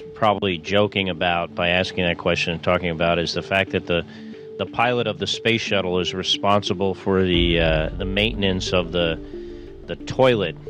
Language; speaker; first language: English; native; English